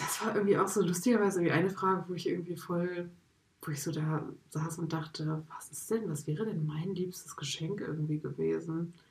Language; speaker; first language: German; native; German